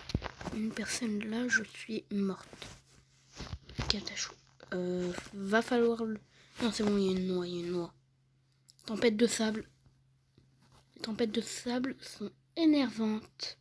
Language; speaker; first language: French; native; French